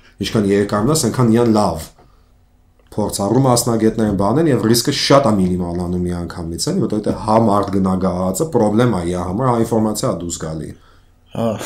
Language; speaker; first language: Armenian; early bilingual, heritage; Armenian